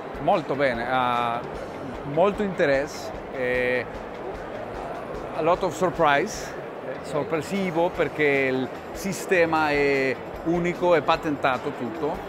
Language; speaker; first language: Italian; non-native, learner; Spanish